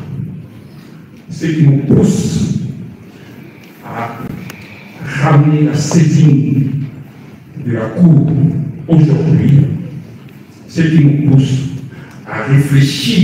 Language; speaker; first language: French; non-native, local second language; Lingala